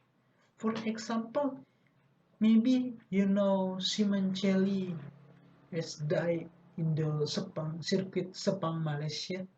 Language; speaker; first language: English; non-native, learner; Indonesian